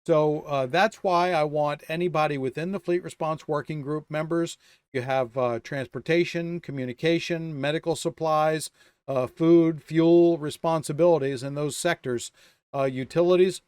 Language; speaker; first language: English; native; English